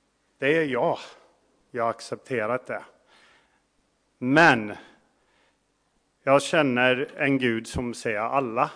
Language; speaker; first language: Swedish; non-native, fluent; English